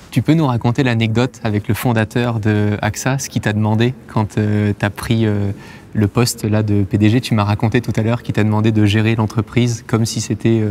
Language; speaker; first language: French; native; French